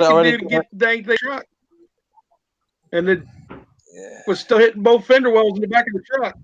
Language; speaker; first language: English; native; English